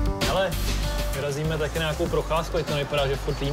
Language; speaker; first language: Czech; native; Czech